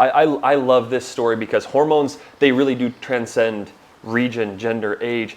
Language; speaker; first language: English; native; English